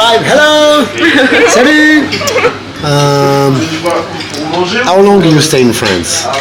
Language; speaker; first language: English; non-native, learner; French